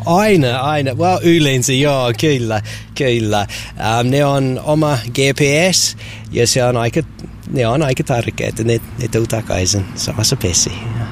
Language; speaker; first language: Finnish; non-native, learner; English